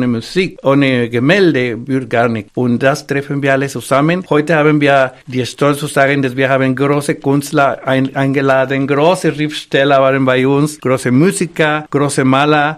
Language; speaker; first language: German; non-native, fluent; Spanish